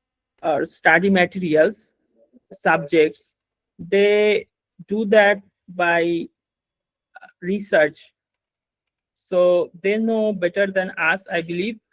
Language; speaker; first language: English; non-native, learner; Bangla